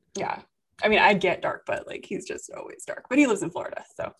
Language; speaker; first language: English; native; English